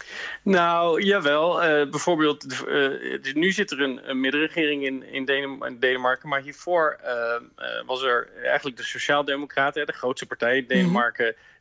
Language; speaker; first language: Dutch; native; Dutch